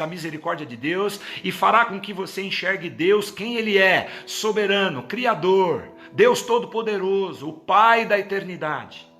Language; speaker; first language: Portuguese; native; Portuguese